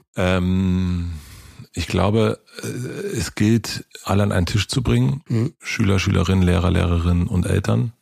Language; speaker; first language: German; native; German